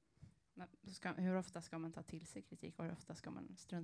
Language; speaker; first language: Swedish; native; Swedish